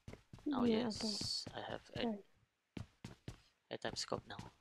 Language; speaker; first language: English; non-native, learner; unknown